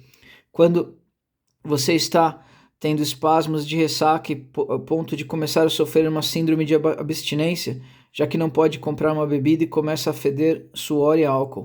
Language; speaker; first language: Portuguese; native; Portuguese